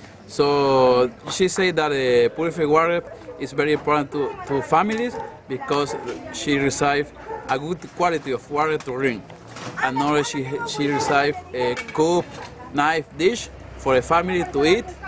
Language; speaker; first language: English; non-native, fluent; Spanish